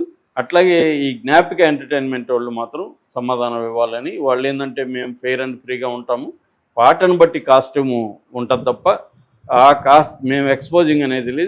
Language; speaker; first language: Telugu; native; Telugu